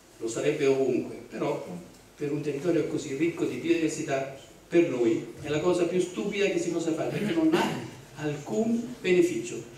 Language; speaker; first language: Italian; native; Italian